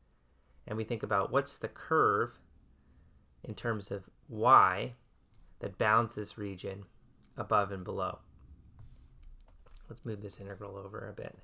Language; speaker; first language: English; native; English